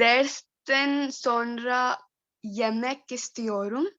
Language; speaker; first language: Turkish; non-native, learner; Urdu